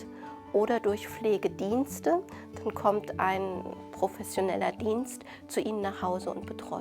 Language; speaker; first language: German; native; German